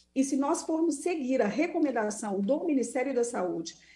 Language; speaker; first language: Portuguese; native; Portuguese